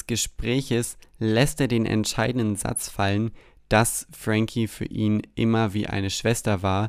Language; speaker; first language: German; native; German